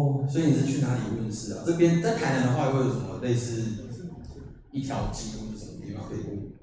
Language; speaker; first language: Chinese; native; Chinese